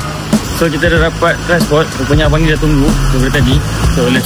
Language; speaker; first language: Malay; native; Malay